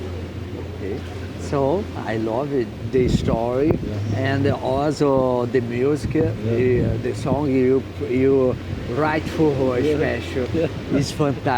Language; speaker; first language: English; non-native, learner; Portuguese